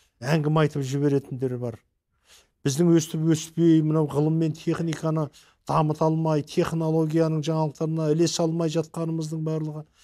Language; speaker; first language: Kazakh; native; Kazakh